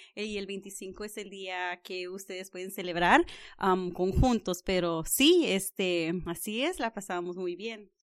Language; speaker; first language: Spanish; early bilingual, heritage; Spanish